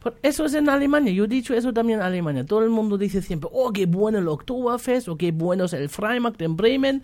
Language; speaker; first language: Spanish; non-native, fluent; German